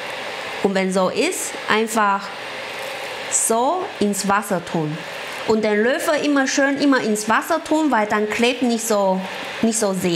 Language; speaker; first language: German; non-native, learner; Chinese